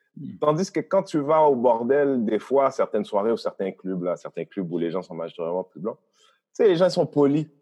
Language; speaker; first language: French; early bilingual, other home language; Haitian Creole